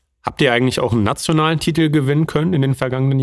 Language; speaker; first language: German; native; German